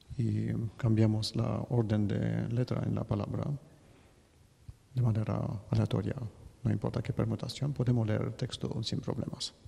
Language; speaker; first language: Spanish; non-native, fluent; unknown